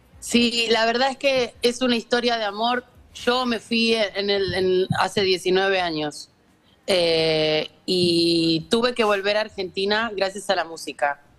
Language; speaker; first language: Spanish; native; Spanish